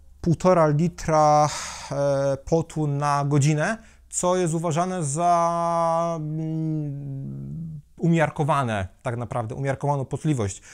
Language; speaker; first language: Polish; native; Polish